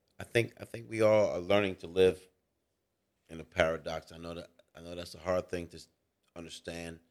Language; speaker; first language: English; native; English